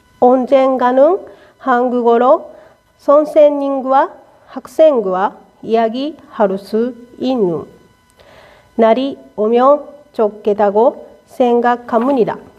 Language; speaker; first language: Korean; non-native, learner; Japanese